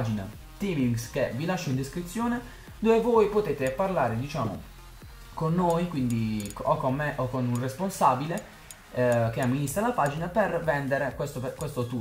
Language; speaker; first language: Italian; native; Italian